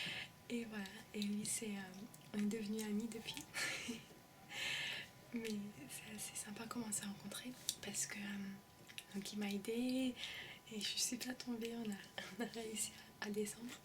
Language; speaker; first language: French; early bilingual, heritage; French